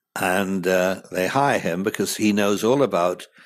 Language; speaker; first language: English; native; English